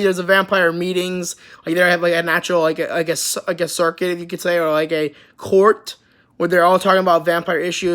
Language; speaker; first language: English; native; English